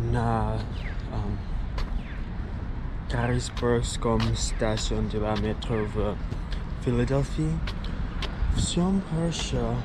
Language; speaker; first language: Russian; non-native, learner; English